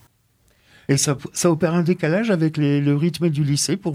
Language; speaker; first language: French; native; French